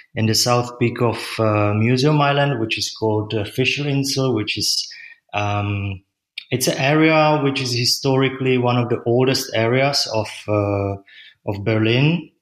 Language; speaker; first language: English; non-native, fluent; Czech